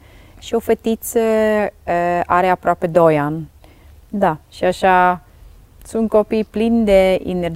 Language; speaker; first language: Romanian; non-native, learner; Dutch